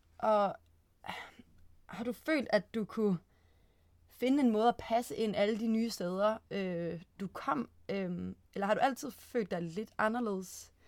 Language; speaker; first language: Danish; native; Danish